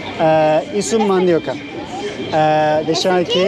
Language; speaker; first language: Portuguese; non-native, learner; Turkish